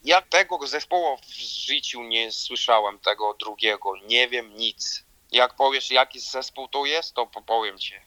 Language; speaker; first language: Polish; non-native, learner; Georgian